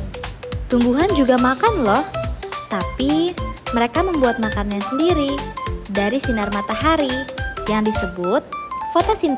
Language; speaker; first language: Indonesian; native; Indonesian